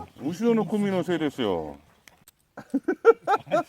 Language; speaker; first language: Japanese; non-native, fluent; Korean